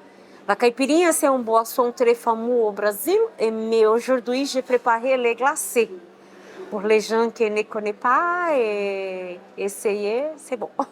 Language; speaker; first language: French; non-native, learner; Portuguese